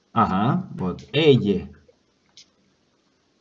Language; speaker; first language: Russian; non-native, fluent; Spanish